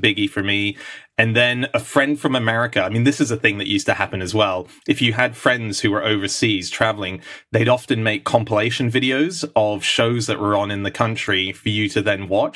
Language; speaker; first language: English; native; English